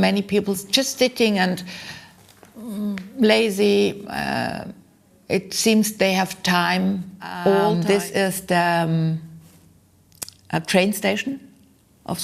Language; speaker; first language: English; non-native, learner; German